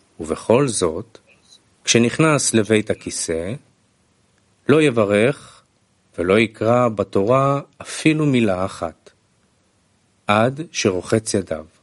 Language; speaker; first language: Hebrew; non-native, fluent; Russian